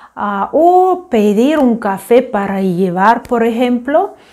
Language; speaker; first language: Spanish; non-native, fluent; Ukrainian